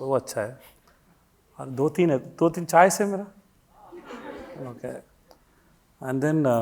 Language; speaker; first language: Hindi; non-native, local second language; Tamil